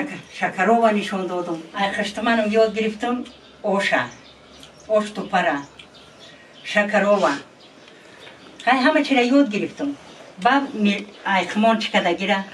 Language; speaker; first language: Persian; non-native, learner; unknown